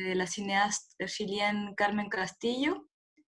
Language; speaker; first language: French; non-native, fluent; Spanish